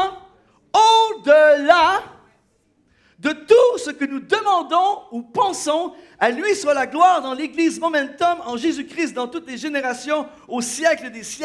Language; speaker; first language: French; native; French